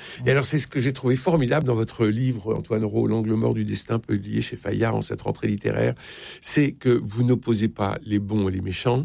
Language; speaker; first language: French; native; French